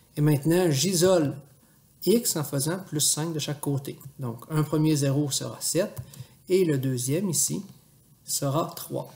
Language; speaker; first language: French; native; French